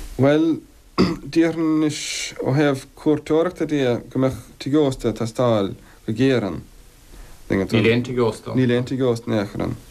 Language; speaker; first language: Irish; native; Irish